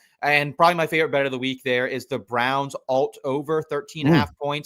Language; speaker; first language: English; native; English